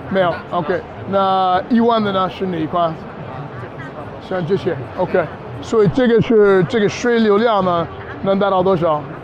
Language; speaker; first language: Chinese; non-native, fluent; English